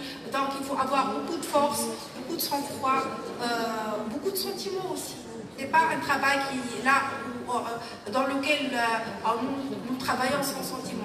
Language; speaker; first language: French; non-native, local second language; Arabic